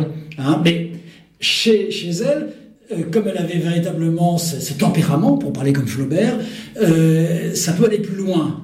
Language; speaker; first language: French; native; French